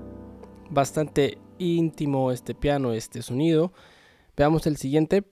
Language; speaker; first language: Spanish; native; Spanish